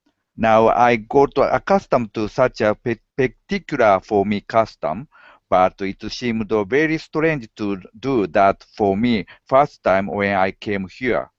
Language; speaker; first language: English; non-native, learner; Japanese